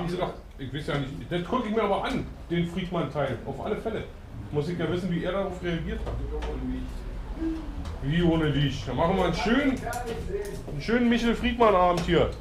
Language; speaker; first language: German; native; German